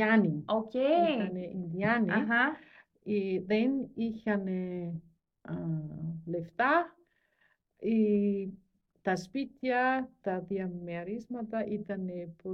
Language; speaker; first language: Greek; non-native, learner; German